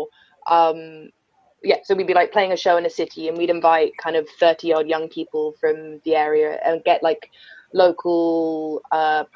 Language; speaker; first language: English; native; English